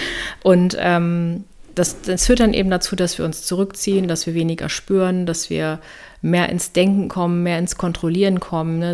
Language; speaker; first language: German; native; German